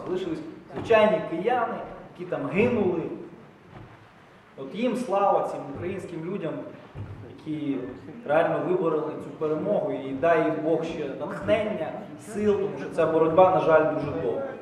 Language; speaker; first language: Ukrainian; native; Ukrainian